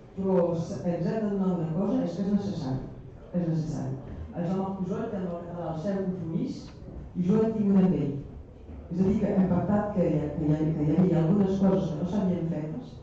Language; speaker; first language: Catalan; non-native, local second language; French